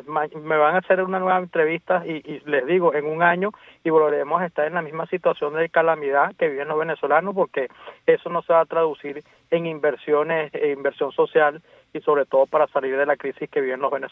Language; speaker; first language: Spanish; native; Spanish